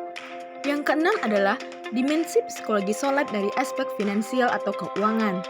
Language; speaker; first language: Indonesian; native; Indonesian